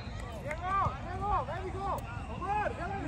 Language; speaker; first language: Spanish; native; Spanish